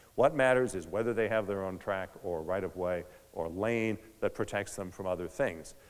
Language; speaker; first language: English; native; English